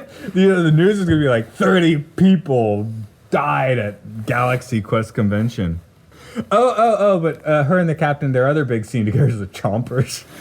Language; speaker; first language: English; native; English